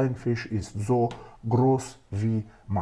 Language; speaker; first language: German; non-native, fluent; Macedonian